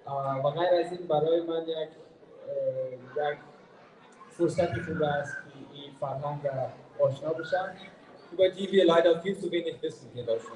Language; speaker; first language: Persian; non-native, learner; German